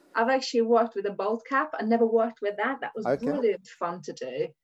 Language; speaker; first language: English; non-native, fluent; Hungarian